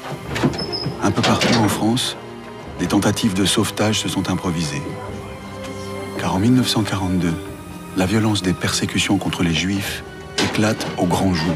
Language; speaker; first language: French; native; French